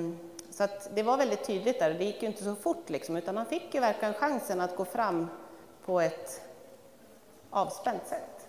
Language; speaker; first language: Swedish; native; Swedish